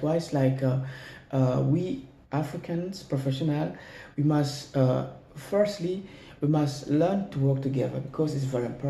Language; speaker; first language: English; non-native, learner; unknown